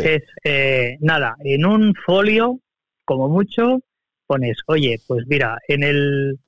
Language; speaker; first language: Spanish; native; Spanish